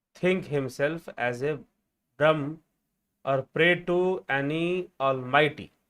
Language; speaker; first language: English; non-native, local second language; Hindi